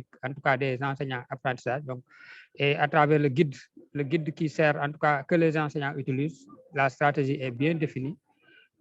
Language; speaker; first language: French; non-native, local second language; Wolof